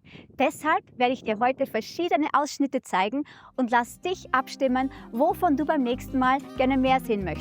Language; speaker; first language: German; native; German